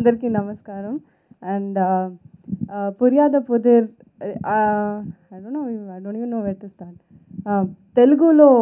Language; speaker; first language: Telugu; non-native, learner; Tamil